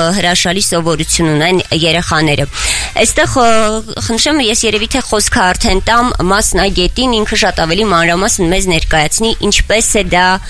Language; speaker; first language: Armenian; native; Armenian